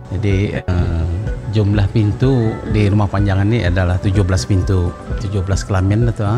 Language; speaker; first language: Malay; non-native, local second language; Iban